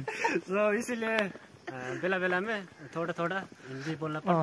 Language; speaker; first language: Hindi; non-native, learner; Nepali